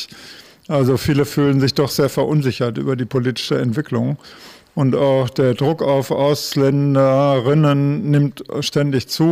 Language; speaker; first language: German; native; German